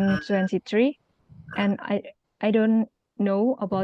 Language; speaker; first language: English; non-native, local second language; Indonesian